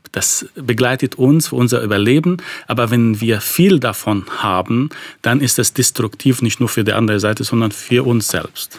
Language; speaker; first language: German; non-native, fluent; Arabic